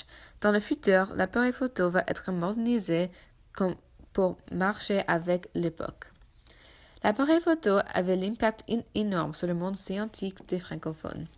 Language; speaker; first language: French; non-native, learner; English